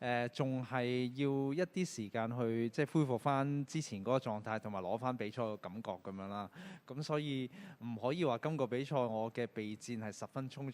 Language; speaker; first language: Cantonese; native; Cantonese